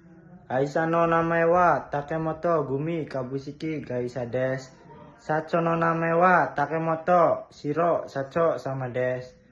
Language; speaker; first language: Japanese; non-native, learner; Indonesian